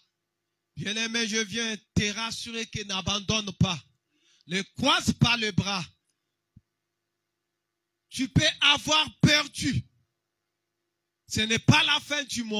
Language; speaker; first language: French; non-native, local second language; Lingala